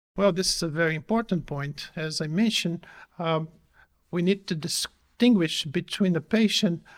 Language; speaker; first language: English; non-native, fluent; Portuguese